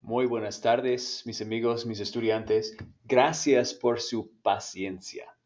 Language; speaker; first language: Spanish; non-native, fluent; English